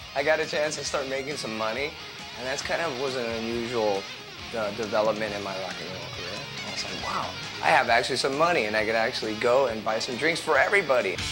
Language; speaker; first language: English; native; English